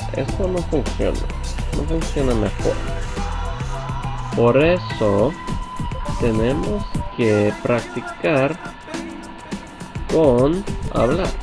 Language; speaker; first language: Spanish; non-native, learner; English